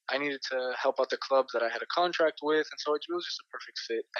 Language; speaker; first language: English; native; English